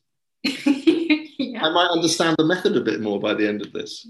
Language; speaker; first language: English; native; English